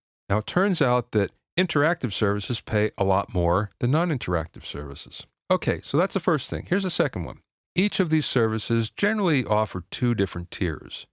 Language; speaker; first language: English; native; English